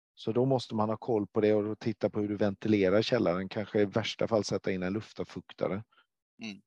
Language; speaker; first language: Swedish; native; Swedish